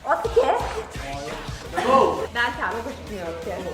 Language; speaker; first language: Korean; early bilingual, heritage; English